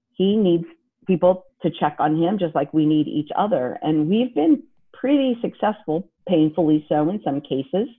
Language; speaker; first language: English; native; English